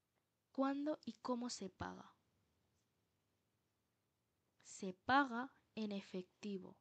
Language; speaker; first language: Spanish; non-native, fluent; Bangla